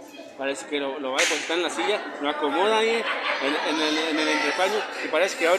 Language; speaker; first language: Spanish; native; Spanish